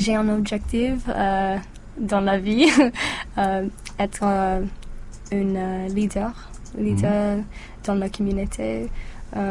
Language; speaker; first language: French; non-native, learner; English